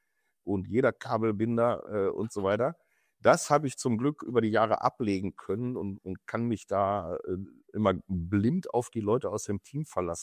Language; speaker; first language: German; native; German